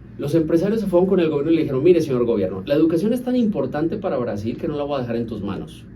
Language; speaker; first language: Spanish; native; Spanish